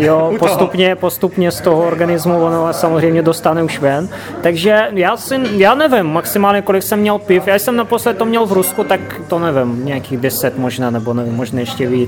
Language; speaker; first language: Czech; non-native, learner; Russian